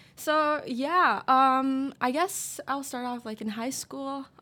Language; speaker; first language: English; native; English